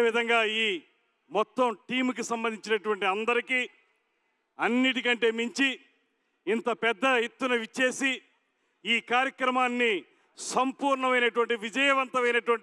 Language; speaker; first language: Telugu; native; Telugu